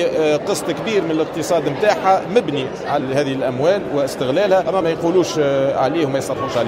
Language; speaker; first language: Arabic; native; Arabic